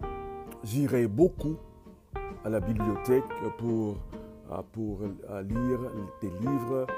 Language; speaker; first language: French; non-native, learner; English